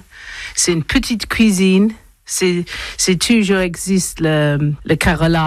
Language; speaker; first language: French; non-native, learner; English